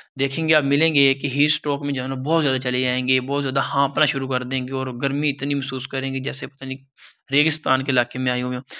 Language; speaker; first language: Urdu; non-native, local second language; Punjabi